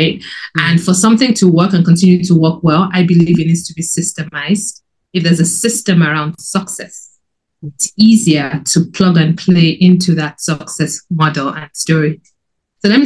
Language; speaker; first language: English; non-native, local second language; Yoruba